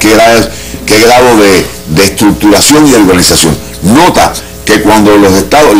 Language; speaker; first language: Spanish; native; Spanish